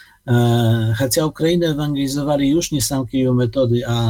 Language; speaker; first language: Polish; non-native, learner; Ukrainian